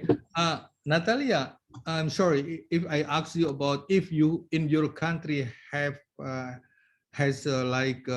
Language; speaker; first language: English; non-native, learner; Indonesian